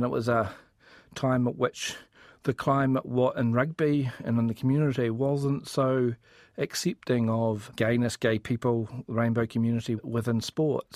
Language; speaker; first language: English; native; English